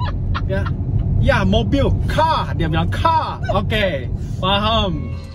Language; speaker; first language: Indonesian; non-native, fluent; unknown